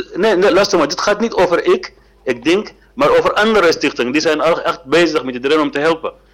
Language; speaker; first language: Dutch; non-native, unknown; Arabic